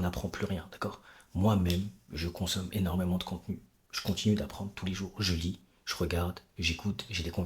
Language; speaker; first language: French; native; French